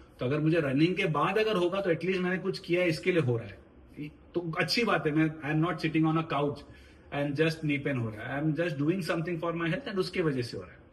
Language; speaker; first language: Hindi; non-native, local second language; Marathi